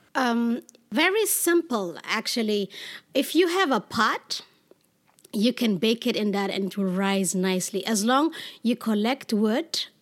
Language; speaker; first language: English; non-native, fluent; Amharic